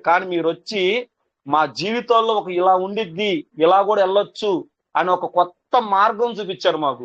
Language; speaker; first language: Telugu; native; Telugu